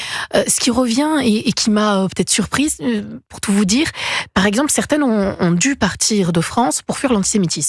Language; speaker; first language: French; native; French